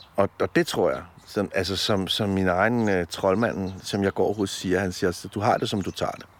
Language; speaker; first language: Danish; early bilingual, other home language; Polish